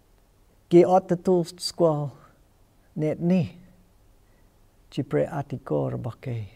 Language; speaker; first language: Khmer; non-native, fluent; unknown